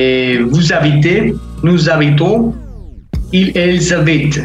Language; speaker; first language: French; non-native, fluent; Spanish